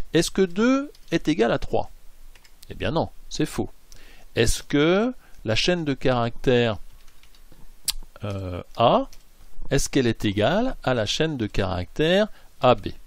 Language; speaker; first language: French; native; French